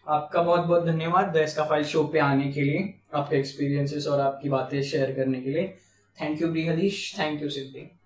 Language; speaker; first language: Hindi; non-native, local second language; Marathi